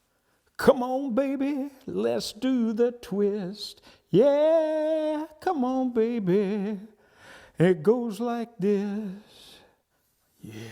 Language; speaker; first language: English; native; English